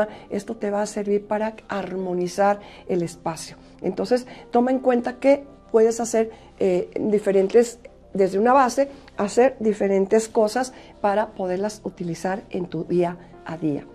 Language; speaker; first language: Spanish; native; Spanish